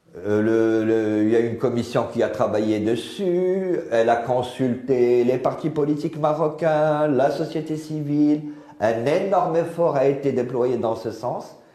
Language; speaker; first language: French; non-native, local second language; Arabic